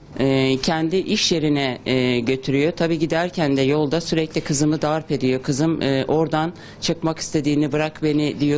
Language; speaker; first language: Turkish; native; Turkish